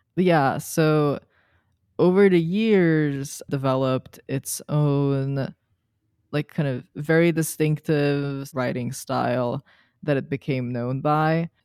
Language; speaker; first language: English; early bilingual, other home language; Serbian